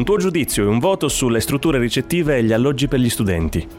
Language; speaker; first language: Italian; native; Italian